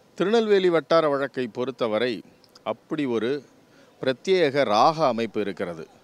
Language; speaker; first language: Tamil; native; Tamil